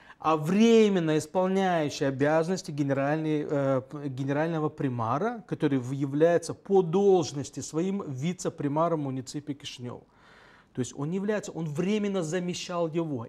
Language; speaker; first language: Russian; native; Russian